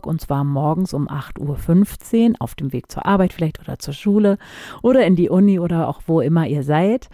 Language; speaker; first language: German; native; German